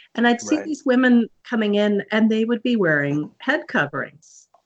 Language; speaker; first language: English; native; English